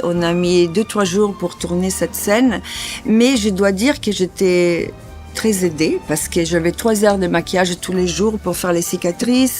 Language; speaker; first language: French; non-native, fluent; Italian